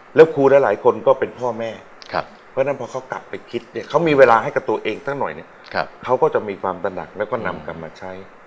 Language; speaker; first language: Thai; native; Thai